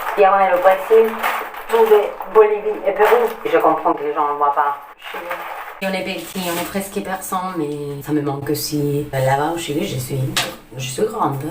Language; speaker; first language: French; non-native, fluent; Spanish